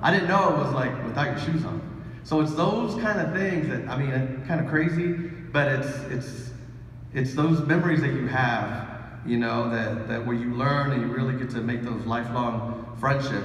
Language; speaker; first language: English; early bilingual, other home language; Spanish